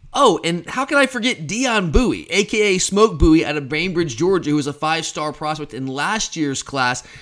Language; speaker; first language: English; native; English